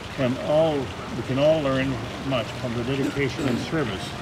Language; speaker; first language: English; native; English